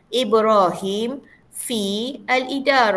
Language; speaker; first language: Arabic; non-native, fluent; Malay